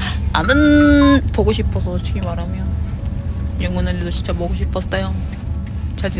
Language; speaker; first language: Korean; non-native, fluent; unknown